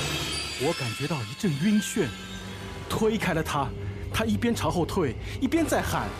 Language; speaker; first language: Chinese; native; Chinese